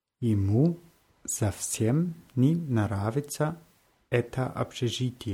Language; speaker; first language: Russian; non-native, learner; German